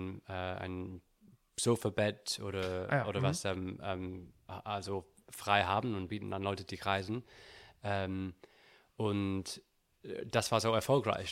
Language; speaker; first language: German; non-native, learner; English